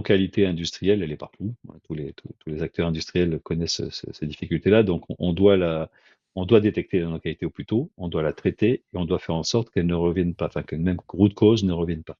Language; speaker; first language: French; native; French